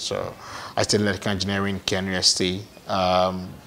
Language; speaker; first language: English; non-native, local second language; Akan